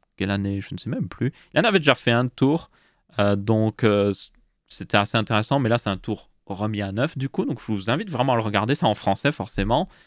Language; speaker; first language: French; native; French